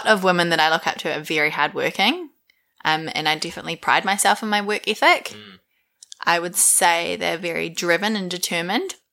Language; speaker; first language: English; native; English